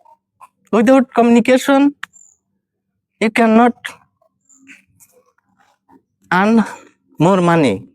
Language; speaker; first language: English; non-native, learner; Bangla